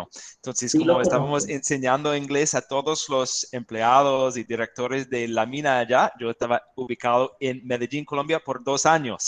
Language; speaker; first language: Spanish; non-native, fluent; English